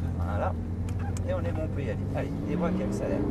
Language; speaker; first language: French; native; French